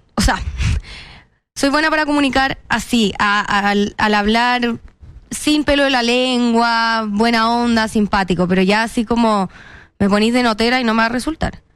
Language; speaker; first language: Spanish; native; Spanish